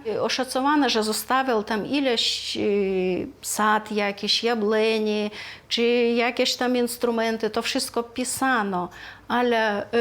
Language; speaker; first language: Polish; non-native, fluent; Lithuanian